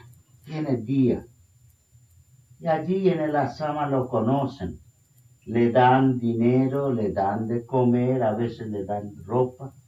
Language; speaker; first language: Spanish; non-native, fluent; Bangla